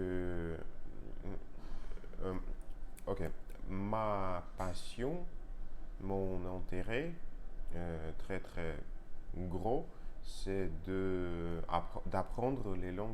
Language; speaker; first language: French; non-native, learner; Russian